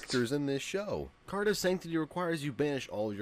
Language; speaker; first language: English; native; English